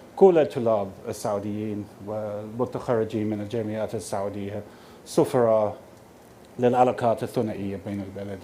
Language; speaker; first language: Arabic; non-native, fluent; English